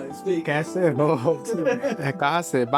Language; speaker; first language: Hindi; non-native, learner; Bangla